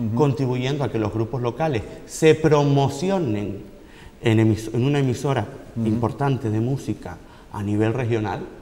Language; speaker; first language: Spanish; native; Spanish